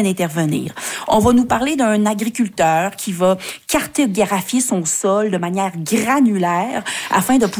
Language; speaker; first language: French; native; French